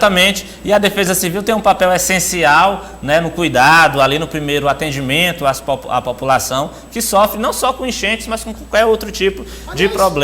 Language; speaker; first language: Portuguese; native; Portuguese